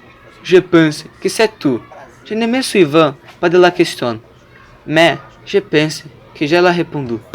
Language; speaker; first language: French; non-native, learner; Portuguese